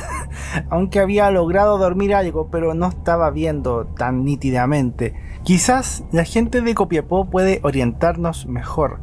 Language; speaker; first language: Spanish; native; Spanish